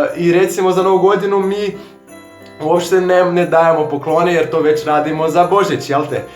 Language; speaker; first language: Bosnian; non-native, fluent; Portuguese